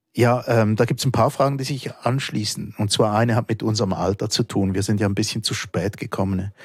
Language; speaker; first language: German; native; German